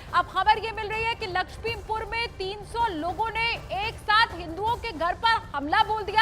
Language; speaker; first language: Hindi; native; Hindi